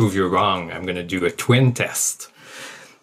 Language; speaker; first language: English; non-native, fluent; French